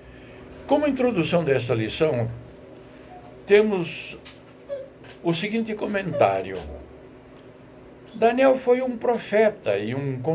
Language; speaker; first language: Portuguese; native; Portuguese